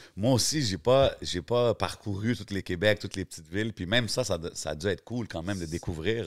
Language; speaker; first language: French; native; French